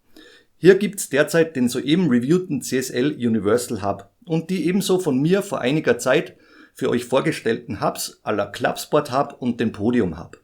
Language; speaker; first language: German; native; German